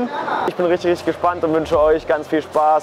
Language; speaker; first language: German; native; German